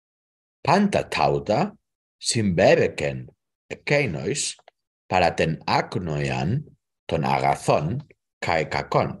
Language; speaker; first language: Greek; non-native, learner; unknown